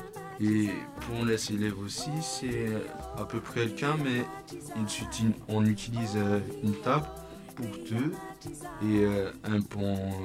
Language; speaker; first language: French; non-native, local second language; Malagasy